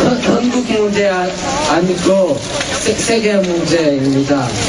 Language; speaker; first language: Korean; non-native, learner; Portuguese